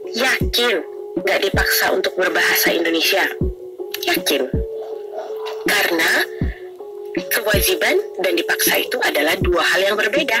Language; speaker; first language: Indonesian; native; Indonesian